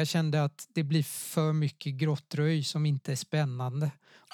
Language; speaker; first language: Swedish; native; Swedish